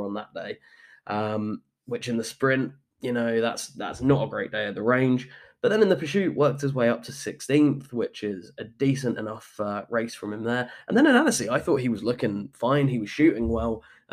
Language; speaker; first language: English; native; English